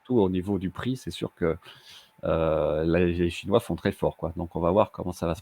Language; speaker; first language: French; native; French